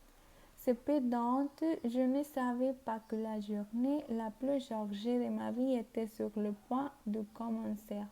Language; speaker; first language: French; non-native, learner; Spanish